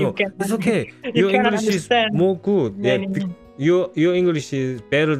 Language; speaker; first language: English; non-native, learner; Korean